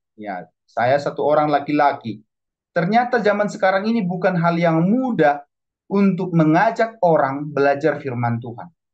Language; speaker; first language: Indonesian; non-native, local second language; Batak Toba